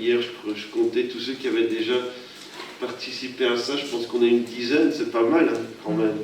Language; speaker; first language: French; native; French